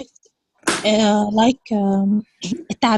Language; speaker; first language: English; non-native, learner; Arabic